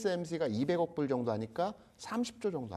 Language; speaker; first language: Korean; native; Korean